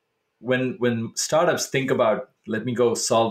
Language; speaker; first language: English; non-native, local second language; Tamil